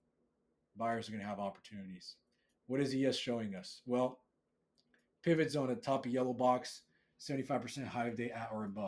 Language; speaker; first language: English; native; English